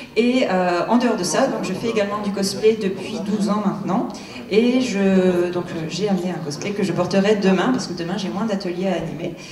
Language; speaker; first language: French; native; French